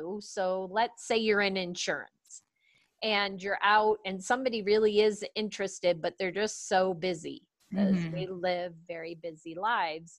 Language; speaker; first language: English; native; English